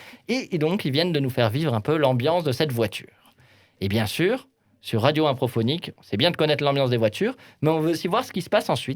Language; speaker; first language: French; native; French